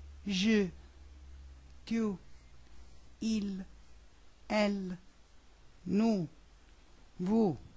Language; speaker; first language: French; non-native, learner; Italian